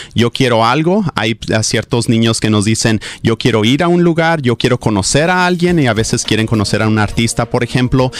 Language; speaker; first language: Spanish; early bilingual, heritage; Spanish